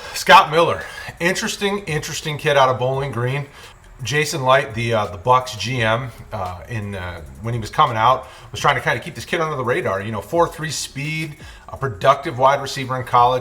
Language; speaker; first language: English; native; English